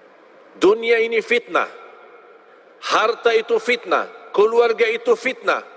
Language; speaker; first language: Indonesian; non-native, fluent; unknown